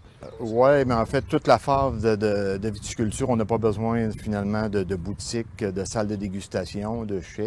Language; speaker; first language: French; native; French